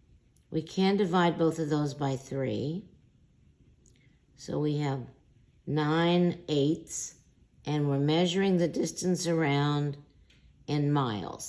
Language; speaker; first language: English; native; English